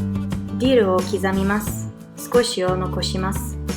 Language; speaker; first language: Japanese; non-native, learner; Bulgarian